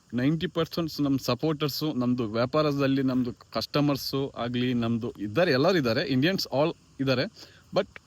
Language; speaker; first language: Kannada; non-native, local second language; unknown